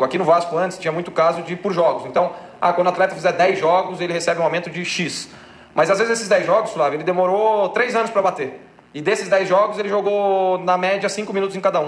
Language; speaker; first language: Portuguese; native; Portuguese